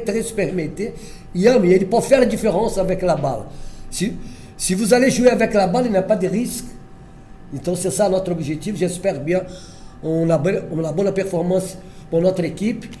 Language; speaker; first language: French; non-native, fluent; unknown